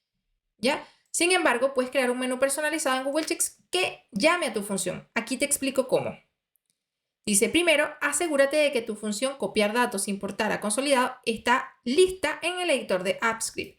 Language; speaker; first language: Spanish; native; Spanish